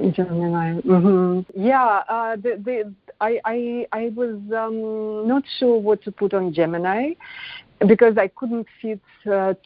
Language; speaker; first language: English; non-native, fluent; Russian